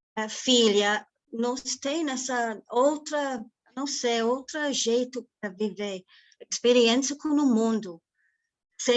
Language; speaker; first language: Portuguese; non-native, fluent; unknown